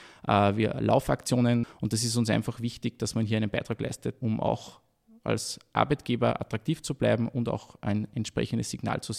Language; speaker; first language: German; native; German